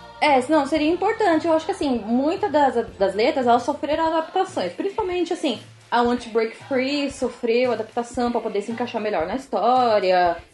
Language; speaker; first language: Portuguese; native; Portuguese